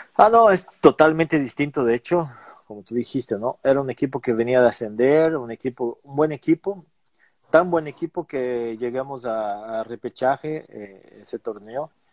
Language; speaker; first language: Spanish; non-native, fluent; Portuguese